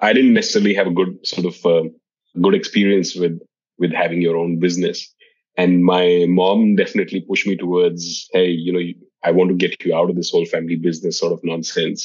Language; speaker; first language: English; non-native, local second language; Hindi